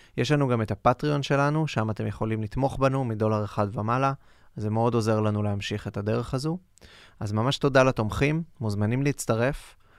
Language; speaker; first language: Hebrew; native; Hebrew